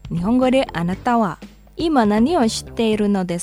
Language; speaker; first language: Japanese; non-native, fluent; Indonesian